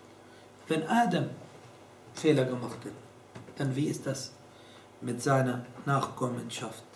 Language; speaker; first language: German; non-native, fluent; Arabic